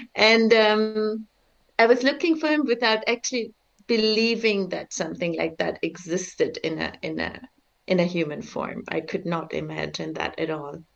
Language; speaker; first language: English; early bilingual, other home language; German